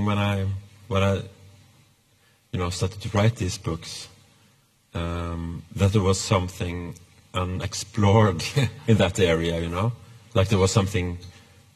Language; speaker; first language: English; non-native, fluent; Norwegian